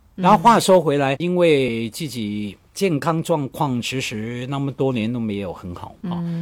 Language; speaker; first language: Chinese; non-native, local second language; Cantonese